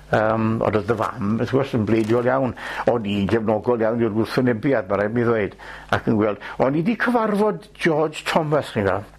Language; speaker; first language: Welsh; native; Welsh